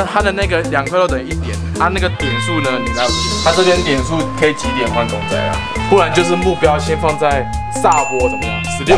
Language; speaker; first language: Chinese; native; Chinese